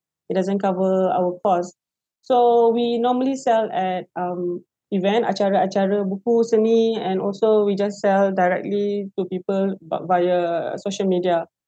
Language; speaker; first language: English; non-native, local second language; Malay